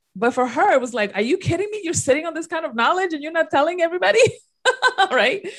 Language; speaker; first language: English; non-native, fluent; Spanish